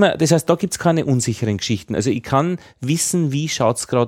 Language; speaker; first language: German; native; German